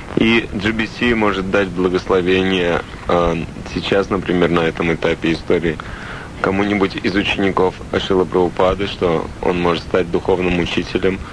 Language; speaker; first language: Russian; native; Russian